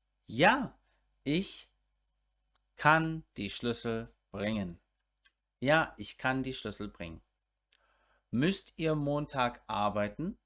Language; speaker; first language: German; non-native, fluent; English